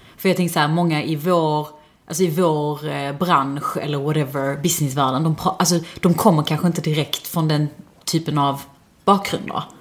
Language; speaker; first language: Swedish; early bilingual, other home language; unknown